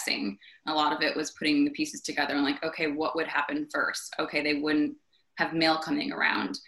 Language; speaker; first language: English; native; English